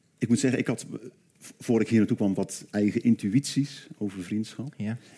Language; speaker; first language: Dutch; native; Dutch